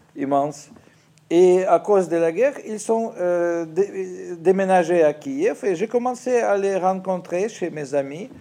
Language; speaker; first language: French; non-native, fluent; Ukrainian